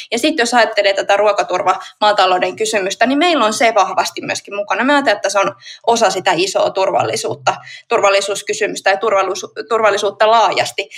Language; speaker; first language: Finnish; native; Finnish